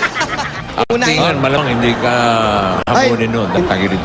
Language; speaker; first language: Filipino; native; Filipino